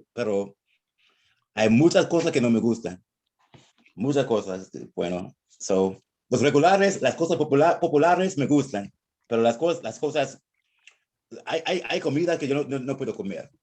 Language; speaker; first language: Spanish; non-native, learner; English